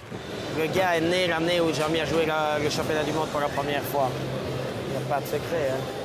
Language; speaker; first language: French; native; French